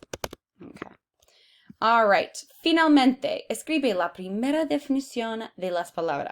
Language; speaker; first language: Spanish; non-native, fluent; English